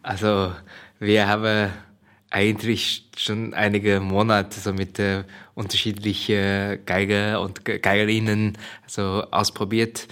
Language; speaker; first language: German; non-native, fluent; Chinese